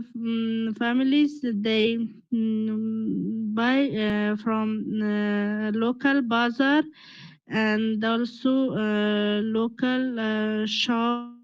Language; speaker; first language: English; non-native, learner; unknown